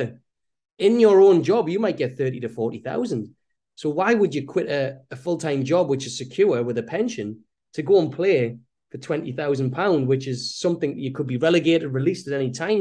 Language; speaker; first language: English; native; English